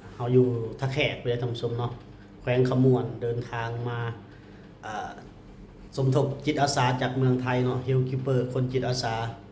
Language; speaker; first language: Lao; non-native, local second language; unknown